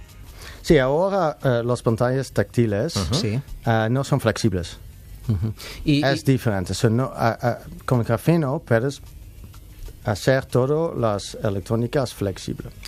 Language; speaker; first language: Spanish; non-native, learner; Dutch